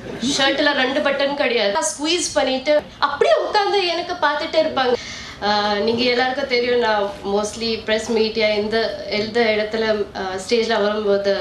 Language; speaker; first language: Tamil; non-native, learner; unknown